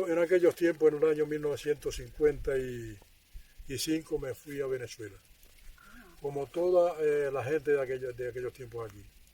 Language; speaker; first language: Spanish; native; Spanish